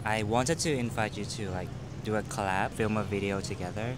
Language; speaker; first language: English; non-native, local second language; Cantonese